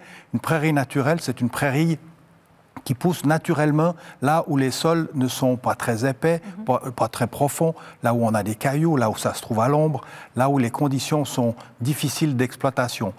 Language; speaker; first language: French; native; French